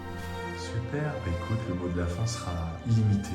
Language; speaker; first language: French; native; French